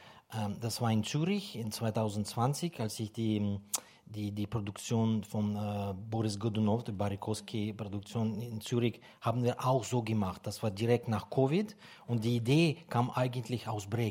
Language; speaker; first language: German; non-native, fluent; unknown